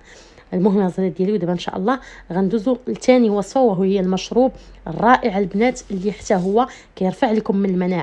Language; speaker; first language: Arabic; native; Arabic